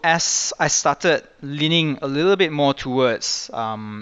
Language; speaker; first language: English; native; English